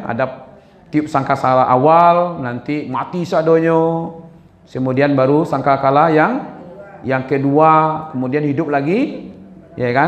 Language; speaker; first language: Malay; non-native, local second language; Minangkabau